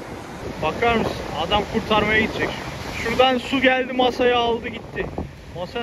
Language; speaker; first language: Turkish; native; Turkish